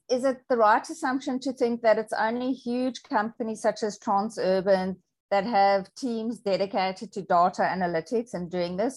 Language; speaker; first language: English; native; English